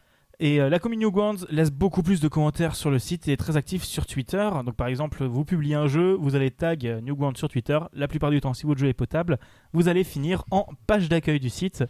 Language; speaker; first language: French; native; French